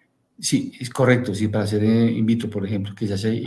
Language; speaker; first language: Spanish; native; Spanish